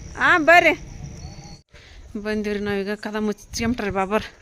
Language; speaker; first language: Kannada; non-native, local second language; Urdu